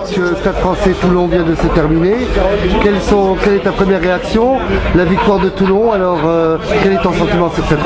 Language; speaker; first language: French; native; French